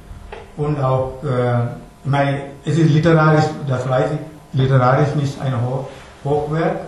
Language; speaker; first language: German; non-native, learner; Sinhala